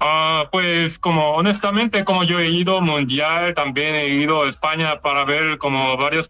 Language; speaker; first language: Spanish; non-native, fluent; Korean